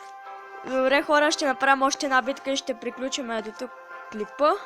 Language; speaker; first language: Bulgarian; native; Bulgarian